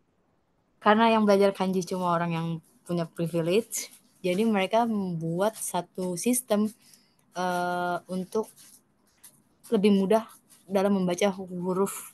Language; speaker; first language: Indonesian; non-native, learner; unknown